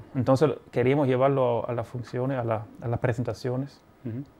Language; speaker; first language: Spanish; non-native, fluent; German